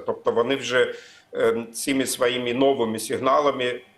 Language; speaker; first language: Ukrainian; non-native, fluent; German